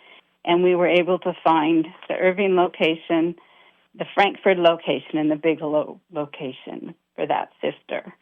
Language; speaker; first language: English; native; English